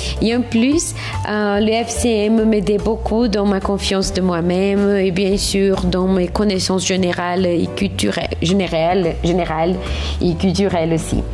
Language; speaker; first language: French; non-native, learner; Portuguese